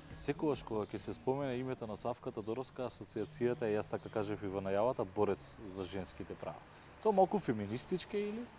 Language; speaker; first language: Macedonian; native; Macedonian